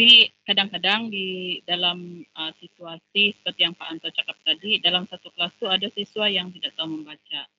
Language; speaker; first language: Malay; non-native, local second language; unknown